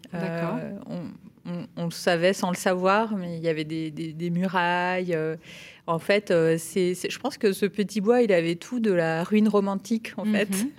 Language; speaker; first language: French; native; French